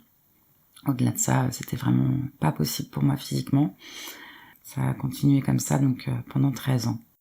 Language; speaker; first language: French; native; French